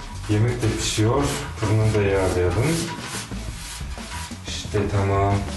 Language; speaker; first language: Turkish; non-native, learner; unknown